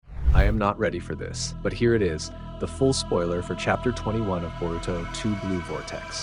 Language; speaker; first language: English; non-native, fluent; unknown